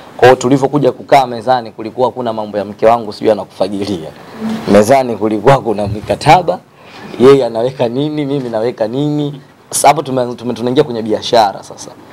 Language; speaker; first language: Swahili; native; Swahili